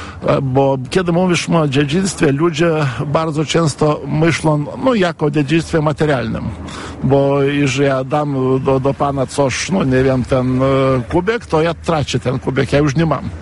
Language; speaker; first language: Polish; non-native, fluent; Lithuanian